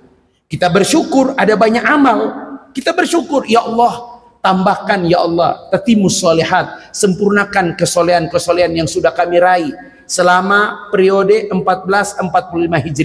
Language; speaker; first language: Indonesian; native; Indonesian